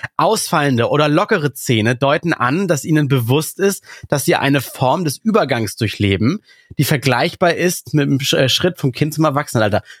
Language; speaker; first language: German; early bilingual, other home language; Russian